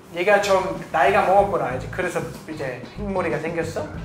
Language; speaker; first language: Korean; non-native, fluent; German